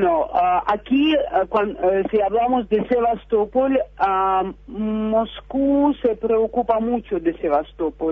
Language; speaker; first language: Spanish; non-native, fluent; Russian